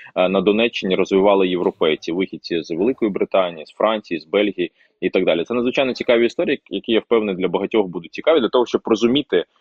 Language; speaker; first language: Ukrainian; non-native, local second language; Russian